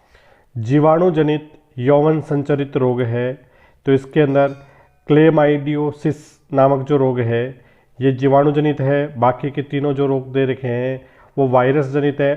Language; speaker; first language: Hindi; native; Hindi